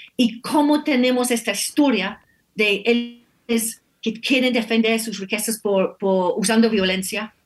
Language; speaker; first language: Spanish; non-native, fluent; English